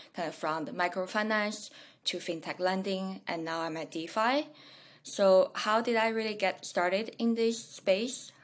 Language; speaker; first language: English; non-native, fluent; Chinese